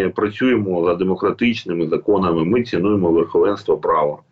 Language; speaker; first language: Ukrainian; native; Ukrainian